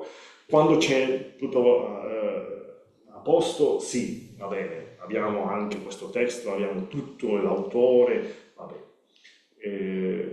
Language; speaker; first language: Italian; non-native, learner; Spanish